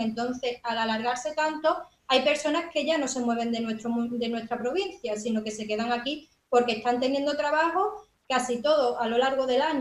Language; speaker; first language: Spanish; native; Spanish